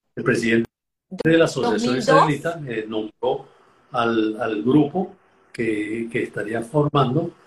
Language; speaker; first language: Spanish; native; Spanish